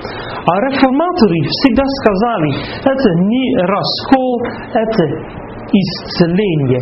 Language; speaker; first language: Russian; non-native, fluent; Dutch